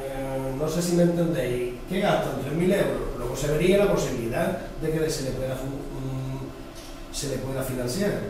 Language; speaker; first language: Spanish; native; Spanish